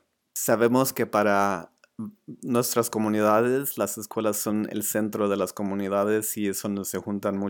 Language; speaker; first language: Spanish; early bilingual, other home language; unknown